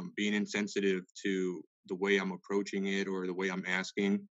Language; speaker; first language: English; early bilingual, other home language; Spanish